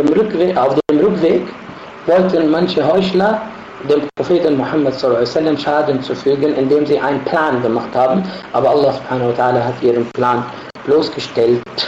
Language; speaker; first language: German; non-native, fluent; Arabic